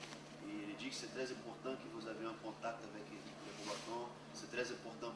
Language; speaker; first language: French; non-native, learner; Portuguese